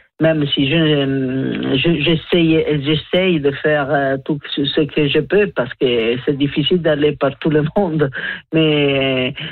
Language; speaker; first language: French; non-native, learner; Italian